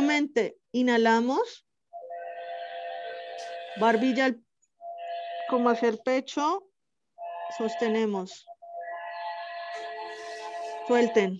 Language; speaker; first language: Spanish; native; Spanish